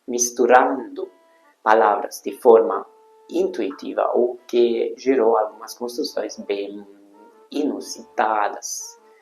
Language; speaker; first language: Portuguese; non-native, fluent; Hungarian